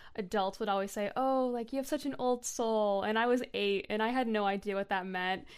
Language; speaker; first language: English; native; English